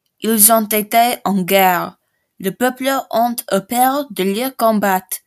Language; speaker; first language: French; non-native, learner; English